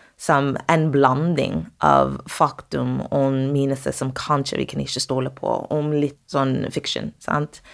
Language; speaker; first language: Norwegian; non-native, fluent; English